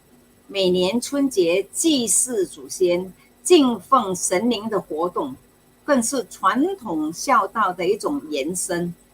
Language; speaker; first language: Chinese; native; Chinese